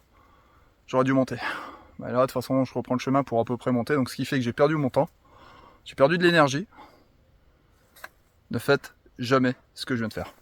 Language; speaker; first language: French; native; French